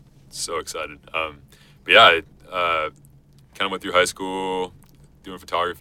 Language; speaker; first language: English; native; English